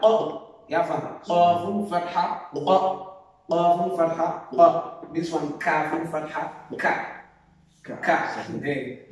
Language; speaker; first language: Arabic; non-native, learner; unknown